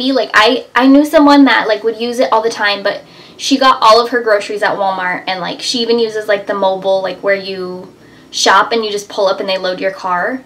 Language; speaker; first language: English; native; English